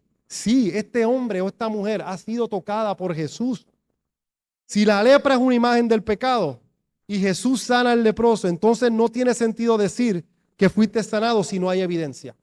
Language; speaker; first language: Spanish; native; Spanish